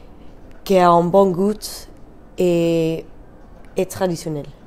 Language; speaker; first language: French; non-native, learner; Spanish